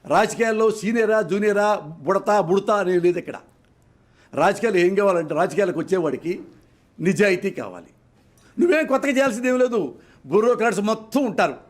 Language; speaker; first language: Telugu; native; Telugu